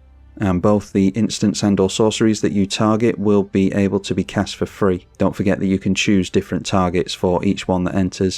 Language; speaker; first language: English; native; English